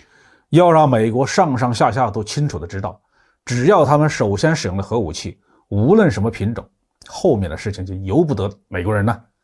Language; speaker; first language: Chinese; native; Chinese